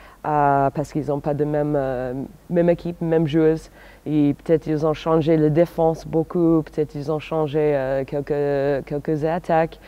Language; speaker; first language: French; non-native, fluent; English